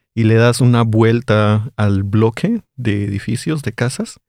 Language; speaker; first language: Spanish; native; Spanish